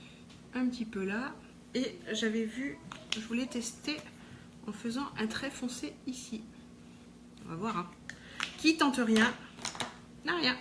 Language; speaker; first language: French; native; French